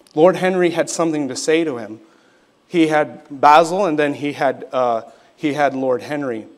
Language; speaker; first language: English; native; English